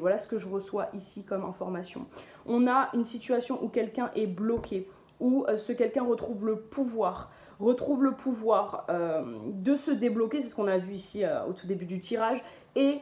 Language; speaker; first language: French; native; French